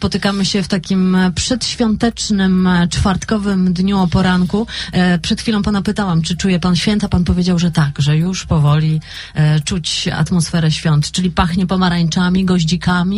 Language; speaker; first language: Polish; native; Polish